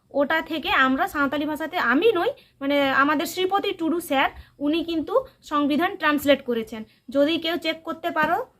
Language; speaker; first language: Bangla; non-native, local second language; Santali